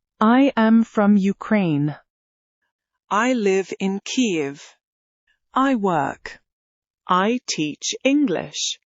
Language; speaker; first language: English; non-native, fluent; Ukrainian